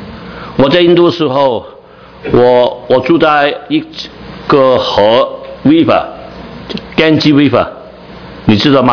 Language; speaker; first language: Chinese; non-native, learner; Cantonese